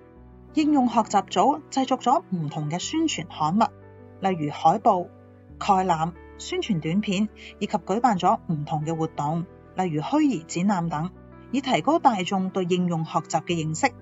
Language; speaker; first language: Chinese; non-native, local second language; Cantonese